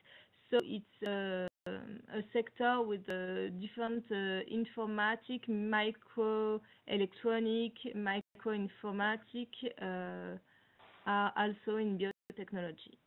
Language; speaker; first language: English; non-native, learner; French